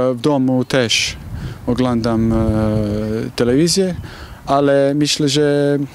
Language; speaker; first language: Polish; non-native, learner; Slovenian